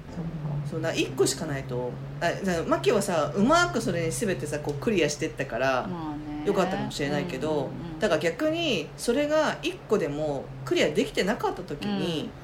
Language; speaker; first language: Japanese; native; Japanese